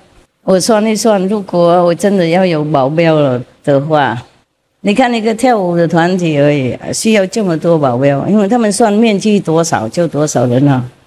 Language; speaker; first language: Chinese; non-native, fluent; Vietnamese